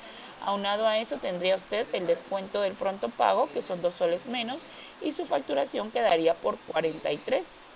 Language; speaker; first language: Spanish; native; Spanish